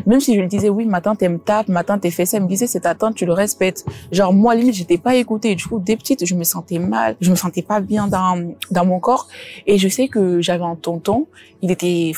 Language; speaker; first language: French; early bilingual, other home language; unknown